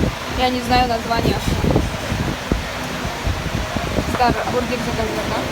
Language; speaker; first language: Russian; non-native, local second language; Kazakh